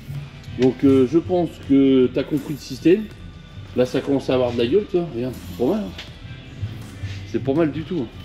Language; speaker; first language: French; native; French